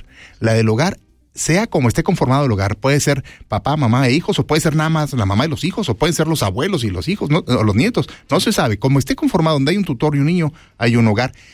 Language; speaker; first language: Spanish; native; Spanish